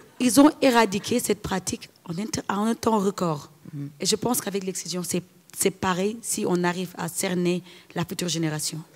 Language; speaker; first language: French; non-native, local second language; Wolof